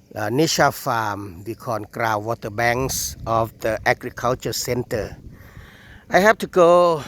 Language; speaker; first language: English; non-native, learner; Thai